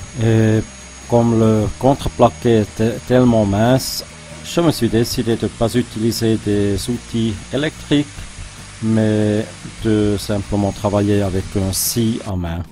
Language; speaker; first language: French; non-native, local second language; German